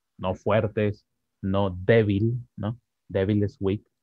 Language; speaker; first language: Spanish; native; Spanish